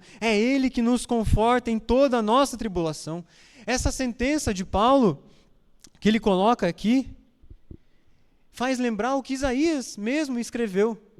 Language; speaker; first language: Portuguese; native; Portuguese